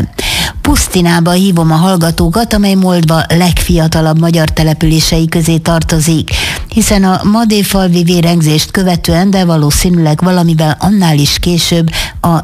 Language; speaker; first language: Hungarian; native; Hungarian